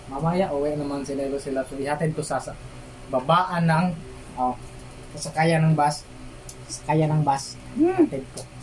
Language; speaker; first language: Filipino; non-native, local second language; Cebuano